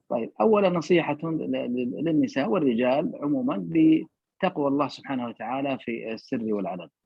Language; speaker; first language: Arabic; native; Arabic